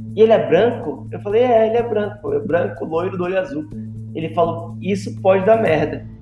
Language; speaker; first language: Portuguese; native; Portuguese